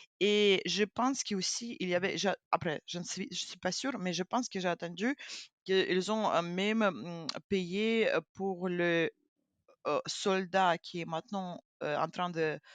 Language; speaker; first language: French; non-native, fluent; Ukrainian